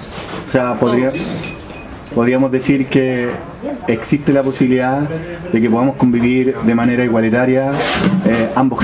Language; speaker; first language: Spanish; native; Spanish